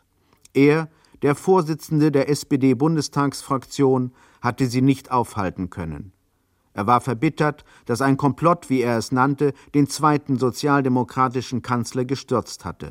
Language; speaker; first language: German; native; German